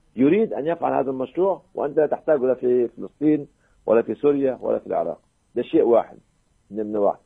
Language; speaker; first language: Arabic; native; Arabic